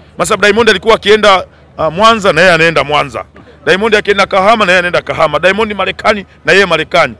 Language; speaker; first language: Swahili; native; Swahili